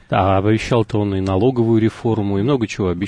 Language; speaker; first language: Russian; native; Russian